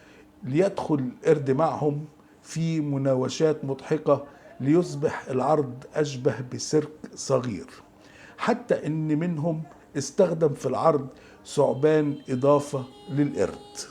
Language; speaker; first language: Arabic; native; Arabic